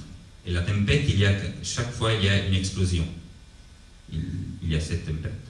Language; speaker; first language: French; non-native, learner; Italian